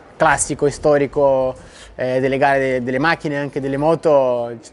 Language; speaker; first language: Italian; non-native, fluent; Portuguese